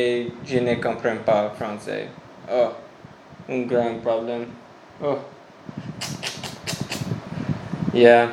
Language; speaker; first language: French; non-native, learner; English